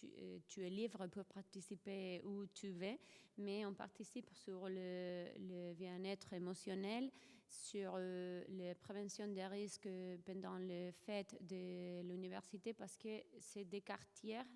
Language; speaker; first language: French; non-native, fluent; Spanish